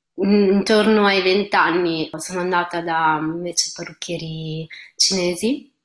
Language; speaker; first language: Italian; early bilingual, other home language; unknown